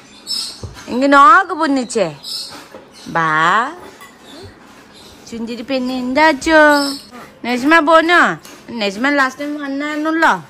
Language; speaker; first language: Malayalam; non-native, learner; Nepali